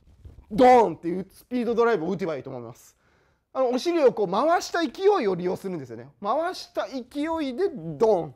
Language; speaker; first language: Japanese; native; Japanese